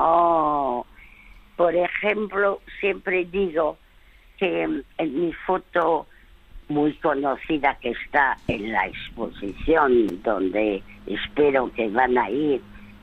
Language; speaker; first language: Spanish; early bilingual, other home language; French